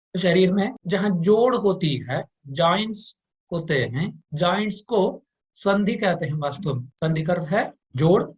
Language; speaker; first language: Hindi; non-native, local second language; Kannada